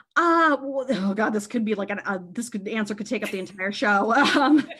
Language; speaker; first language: English; native; English